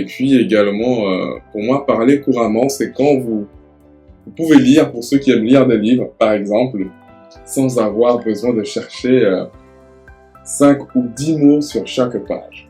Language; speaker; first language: French; native; French